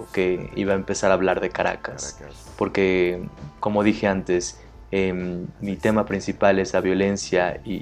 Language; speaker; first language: Spanish; non-native, fluent; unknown